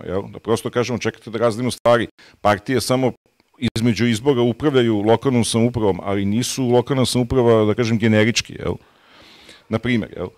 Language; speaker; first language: Bosnian; native; Bosnian